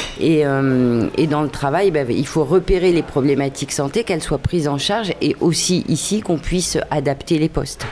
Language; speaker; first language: French; native; French